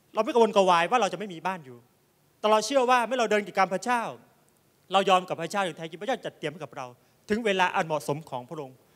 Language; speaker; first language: Thai; native; Thai